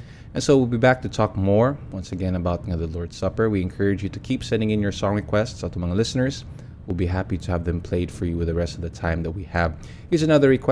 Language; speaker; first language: English; non-native, local second language; Cebuano